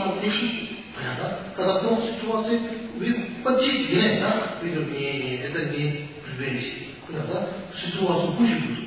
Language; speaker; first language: Russian; non-native, learner; Tibetan